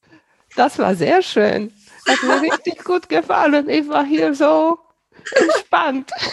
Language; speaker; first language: German; non-native, fluent; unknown